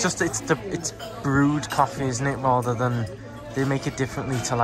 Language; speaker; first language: English; native; English